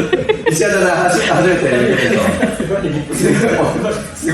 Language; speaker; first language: Japanese; native; Japanese